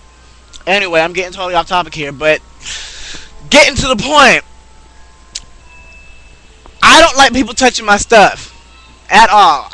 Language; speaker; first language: English; native; English